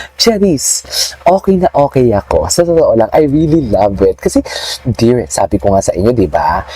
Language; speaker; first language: Filipino; non-native, local second language; Hiligaynon